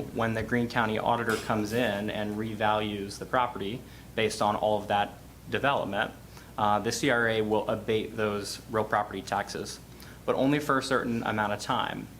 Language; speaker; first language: English; native; English